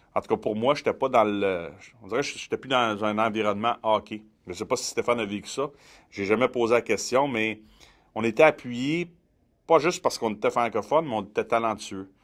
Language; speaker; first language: French; native; French